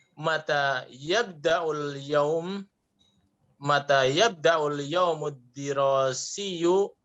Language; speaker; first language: Arabic; non-native, learner; Indonesian